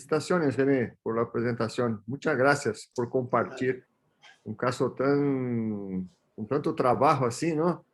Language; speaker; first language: Spanish; non-native, fluent; Portuguese